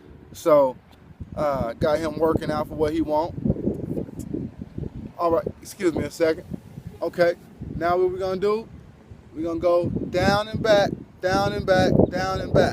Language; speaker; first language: English; native; English